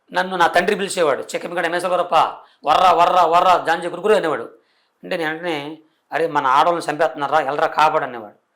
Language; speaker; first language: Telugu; non-native, local second language; Koya